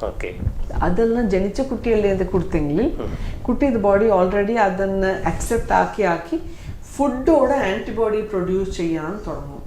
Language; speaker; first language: Malayalam; non-native, fluent; Tamil